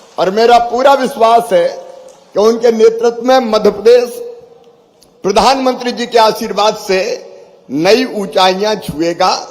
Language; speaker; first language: Hindi; native; Hindi